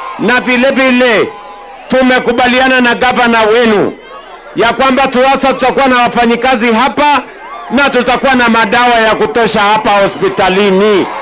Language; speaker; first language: Swahili; non-native, local second language; Kalenjin